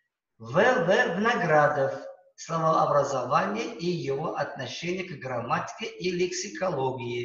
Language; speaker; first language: Russian; non-native, local second language; Uzbek